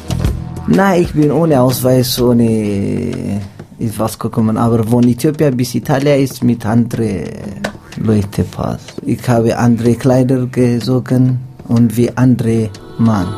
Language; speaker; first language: German; non-native, learner; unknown